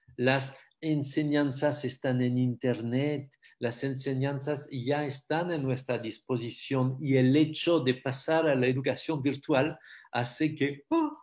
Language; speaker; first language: Spanish; non-native, fluent; French